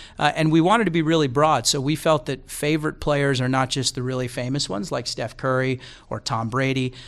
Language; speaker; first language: English; native; English